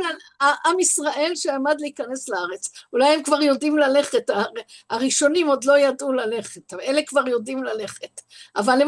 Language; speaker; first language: Hebrew; non-native, fluent; French